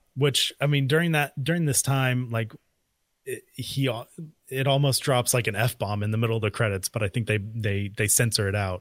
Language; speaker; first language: English; native; English